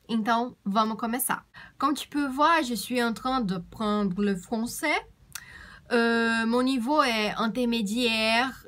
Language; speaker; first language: French; non-native, learner; Portuguese